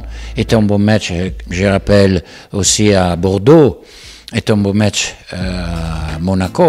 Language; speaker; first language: French; non-native, learner; Italian